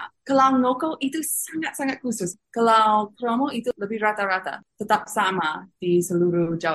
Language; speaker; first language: Indonesian; non-native, fluent; English